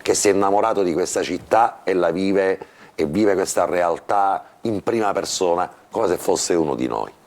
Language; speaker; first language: Italian; native; Italian